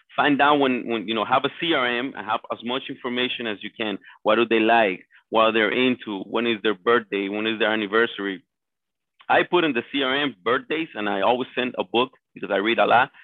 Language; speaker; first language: English; non-native, fluent; Spanish